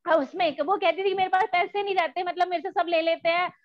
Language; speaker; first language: Hindi; native; Hindi